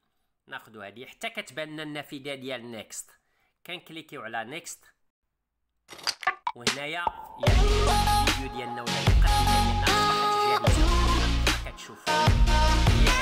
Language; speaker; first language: Arabic; native; Arabic